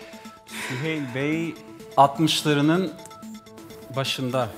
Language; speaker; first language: Turkish; native; Turkish